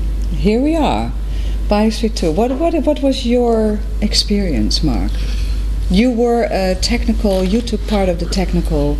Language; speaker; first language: English; non-native, fluent; Dutch